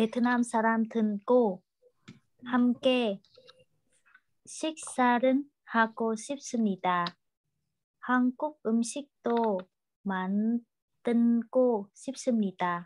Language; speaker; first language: Korean; non-native, learner; Vietnamese